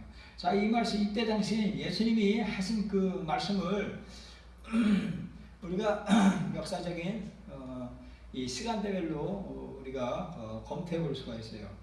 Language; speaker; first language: Korean; native; Korean